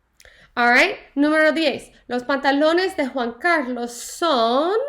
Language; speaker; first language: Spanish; non-native, learner; English